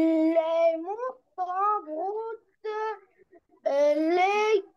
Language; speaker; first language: French; non-native, learner; Arabic